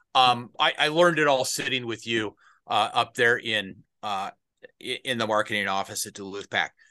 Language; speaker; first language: English; native; English